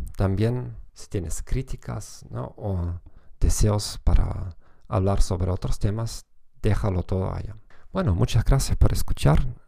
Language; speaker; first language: Spanish; non-native, fluent; German